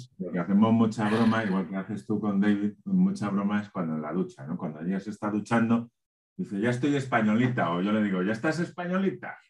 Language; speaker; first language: Spanish; native; Spanish